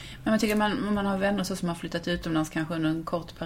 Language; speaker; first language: Swedish; native; Swedish